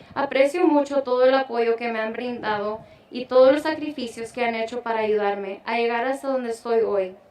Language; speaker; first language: Spanish; early bilingual, other home language; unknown